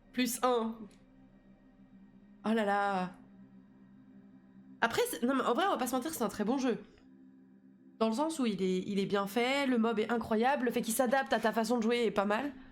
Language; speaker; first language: French; native; French